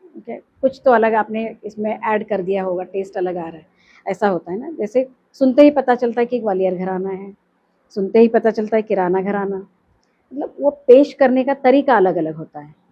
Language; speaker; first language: Hindi; non-native, local second language; Kannada